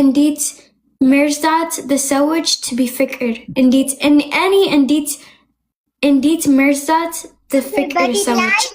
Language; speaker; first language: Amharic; early bilingual, heritage; English